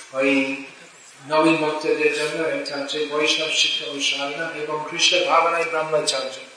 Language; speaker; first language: Bangla; non-native, fluent; English